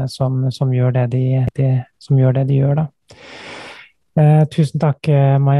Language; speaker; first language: Norwegian; native; Norwegian